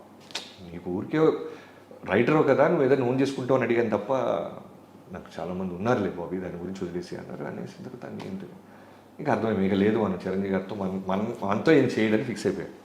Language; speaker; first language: Telugu; native; Telugu